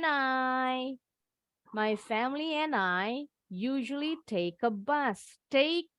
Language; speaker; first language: English; non-native, fluent; Indonesian